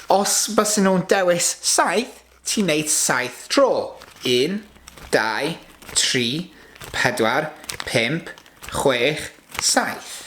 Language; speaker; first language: Welsh; non-native, local second language; English